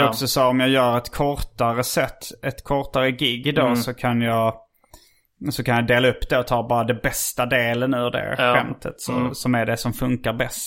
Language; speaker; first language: Swedish; native; Swedish